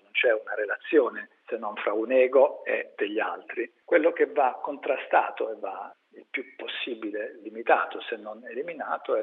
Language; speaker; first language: Italian; native; Italian